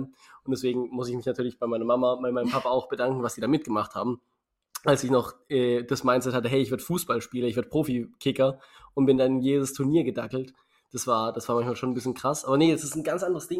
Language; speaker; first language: German; native; German